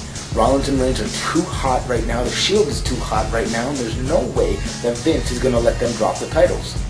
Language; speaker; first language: English; native; English